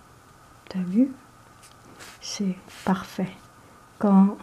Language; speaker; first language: French; non-native, learner; Chinese